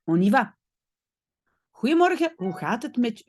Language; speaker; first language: Dutch; non-native, local second language; French